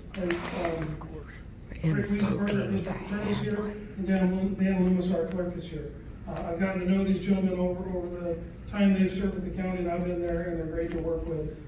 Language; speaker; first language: English; native; English